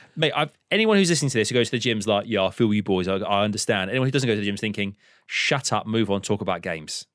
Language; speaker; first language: English; early bilingual, other home language; Polish